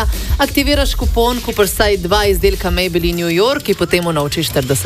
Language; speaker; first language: Slovenian; native; Slovenian